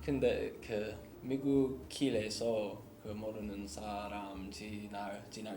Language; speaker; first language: Korean; non-native, learner; English